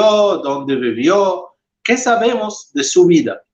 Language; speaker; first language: Spanish; non-native, fluent; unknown